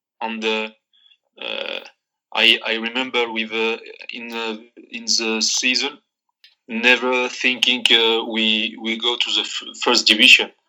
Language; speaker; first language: English; non-native, learner; Arabic